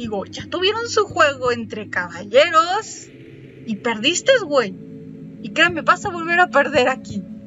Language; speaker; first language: Spanish; native; Spanish